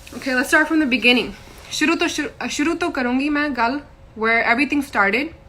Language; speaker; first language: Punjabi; early bilingual, heritage; Punjabi